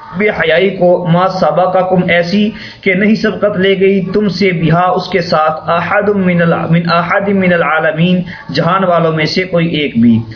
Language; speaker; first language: Urdu; non-native, local second language; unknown